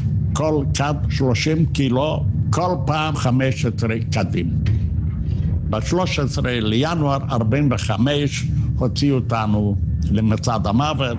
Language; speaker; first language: Hebrew; non-native, fluent; Yiddish